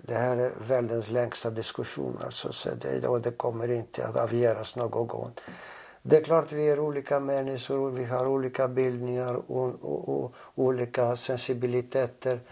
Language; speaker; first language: Swedish; non-native, fluent; Greek